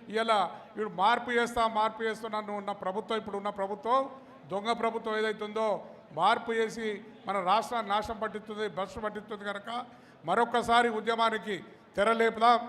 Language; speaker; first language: Telugu; native; Telugu